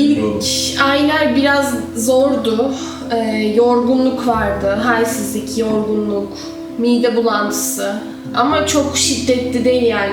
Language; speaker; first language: Turkish; native; Turkish